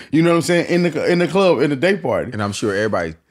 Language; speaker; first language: English; native; English